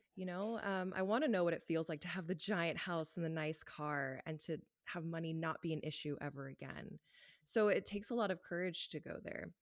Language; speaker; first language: English; native; English